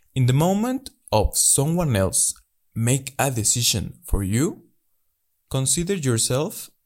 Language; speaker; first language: English; non-native, learner; Spanish